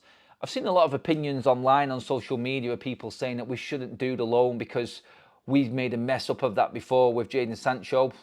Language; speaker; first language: English; native; English